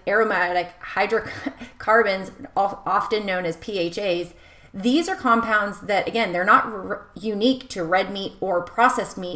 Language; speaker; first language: English; native; English